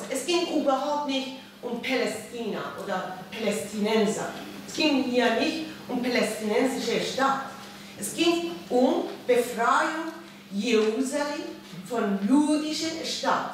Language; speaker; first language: German; non-native, fluent; Persian